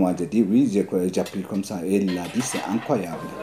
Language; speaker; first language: French; non-native, learner; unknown